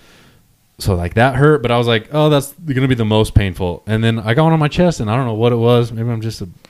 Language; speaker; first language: English; native; English